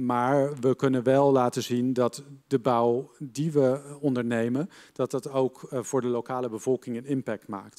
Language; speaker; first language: Dutch; native; Dutch